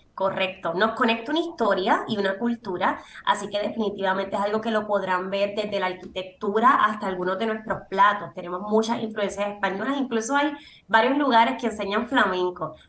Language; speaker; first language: Spanish; native; Spanish